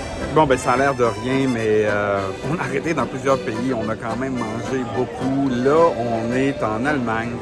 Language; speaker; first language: French; native; French